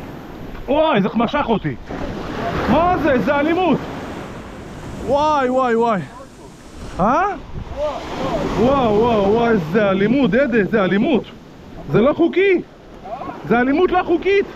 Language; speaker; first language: Hebrew; native; Hebrew